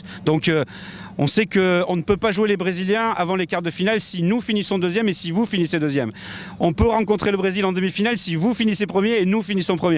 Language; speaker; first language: French; native; French